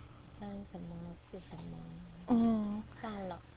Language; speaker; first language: Chinese; non-native, learner; Korean